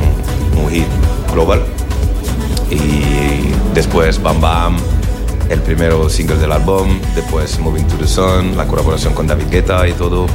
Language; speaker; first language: Spanish; non-native, learner; French